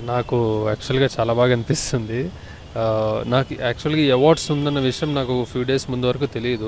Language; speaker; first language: Telugu; native; Telugu